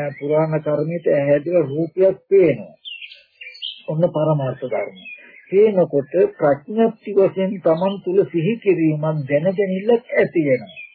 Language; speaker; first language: Sinhala; native; Sinhala